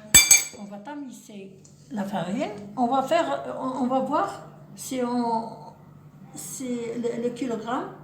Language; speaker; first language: French; non-native, local second language; Arabic